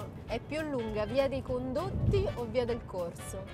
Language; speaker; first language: Italian; native; Italian